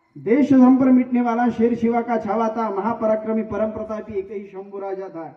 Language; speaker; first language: Hindi; non-native, local second language; Marathi